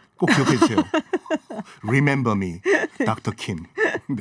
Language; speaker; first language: Korean; native; Korean